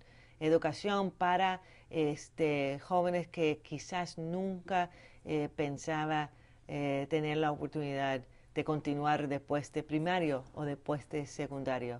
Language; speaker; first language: Spanish; non-native, fluent; English